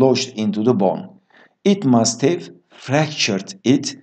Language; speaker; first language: English; non-native, fluent; Turkish